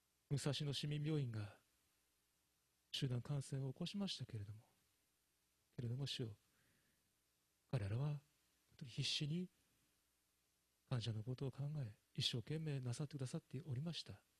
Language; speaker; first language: Japanese; native; Japanese